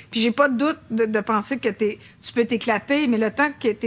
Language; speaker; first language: French; native; French